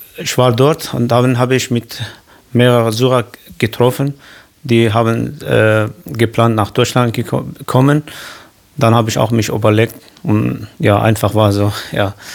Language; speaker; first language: German; non-native, learner; Kurdish